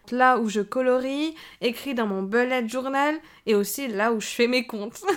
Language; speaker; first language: French; native; French